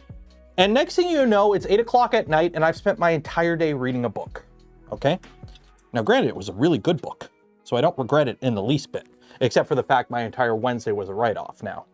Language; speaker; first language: English; native; English